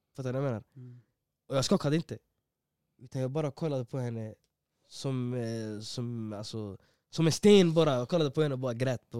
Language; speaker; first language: Swedish; early bilingual, other home language; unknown